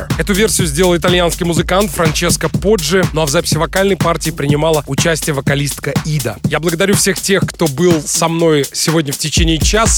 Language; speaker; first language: Russian; native; Russian